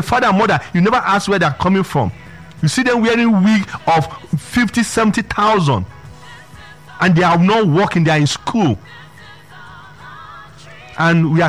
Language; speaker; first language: English; non-native, local second language; Yoruba